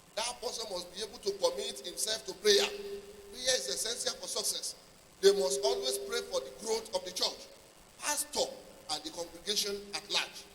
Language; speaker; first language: English; non-native, local second language; Yoruba